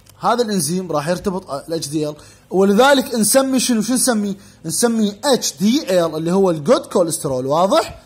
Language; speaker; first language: Arabic; native; Arabic